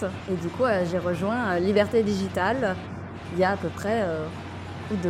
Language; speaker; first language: French; native; French